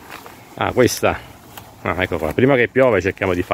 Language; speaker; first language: Italian; native; Italian